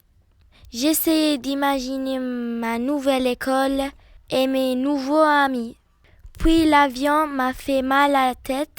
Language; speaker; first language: French; non-native, learner; Arabic